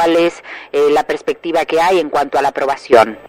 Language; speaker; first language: Spanish; native; Spanish